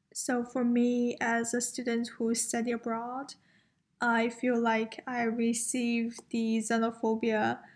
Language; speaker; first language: English; non-native, fluent; Chinese